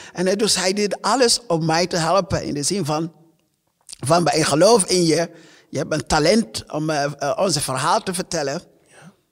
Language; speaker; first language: Dutch; non-native, fluent; English